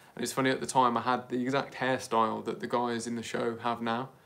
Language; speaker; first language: English; native; English